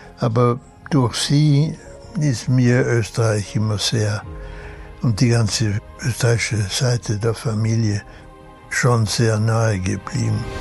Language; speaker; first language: German; early bilingual, heritage; German